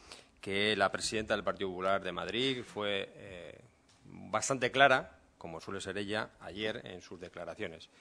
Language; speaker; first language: Spanish; native; Spanish